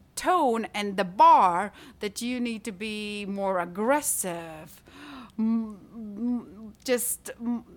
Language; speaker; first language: English; non-native, fluent; Latvian